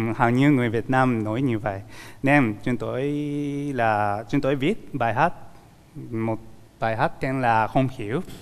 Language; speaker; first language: Vietnamese; non-native, learner; Japanese